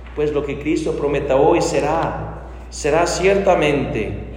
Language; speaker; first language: Spanish; non-native, fluent; English